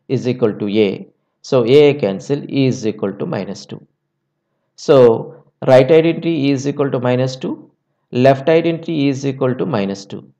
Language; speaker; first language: English; non-native, local second language; Telugu